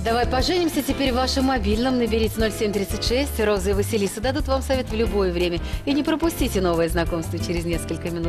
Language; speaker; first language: Russian; native; Russian